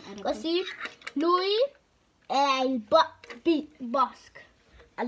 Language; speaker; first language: Italian; early bilingual, heritage; Italian